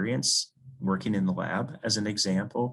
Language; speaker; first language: English; native; English